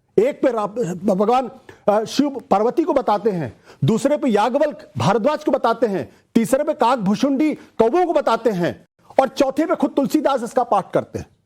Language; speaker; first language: Hindi; native; Hindi